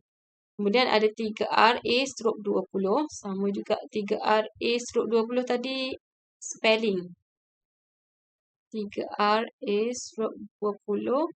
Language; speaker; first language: Malay; native; Malay